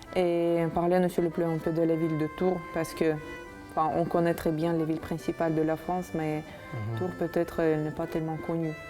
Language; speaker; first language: French; non-native, fluent; Uzbek